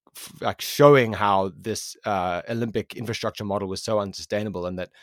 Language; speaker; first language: English; native; English